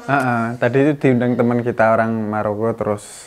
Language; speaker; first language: Indonesian; non-native, local second language; Javanese